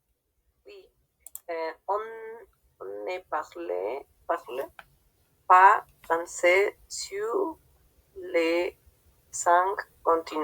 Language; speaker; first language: French; non-native, learner; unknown